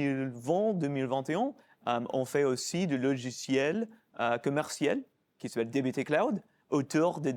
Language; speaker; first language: French; non-native, fluent; English